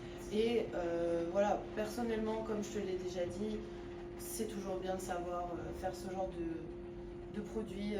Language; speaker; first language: French; native; French